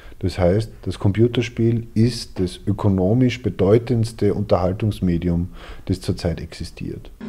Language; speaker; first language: German; native; German